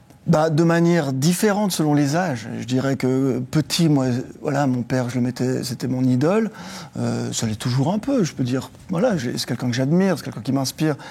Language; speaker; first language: French; native; French